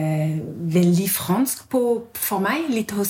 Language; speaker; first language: Norwegian; non-native, fluent; French